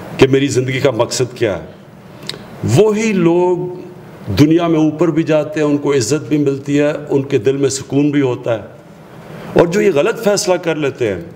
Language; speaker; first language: Urdu; native; Urdu